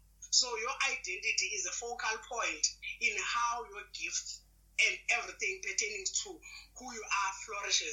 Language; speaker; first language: English; non-native, local second language; Xhosa